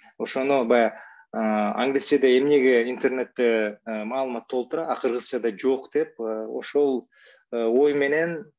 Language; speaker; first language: Kyrgyz; non-native, local second language; Russian